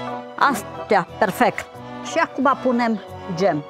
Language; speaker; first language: Romanian; non-native, local second language; Czech